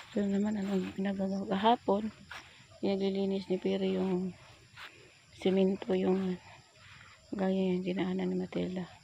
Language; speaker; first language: Filipino; non-native, local second language; Cebuano